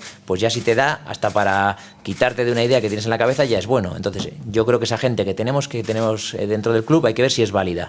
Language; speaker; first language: Spanish; native; Spanish